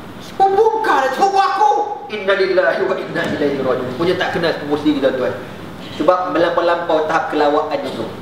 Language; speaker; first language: Malay; native; Malay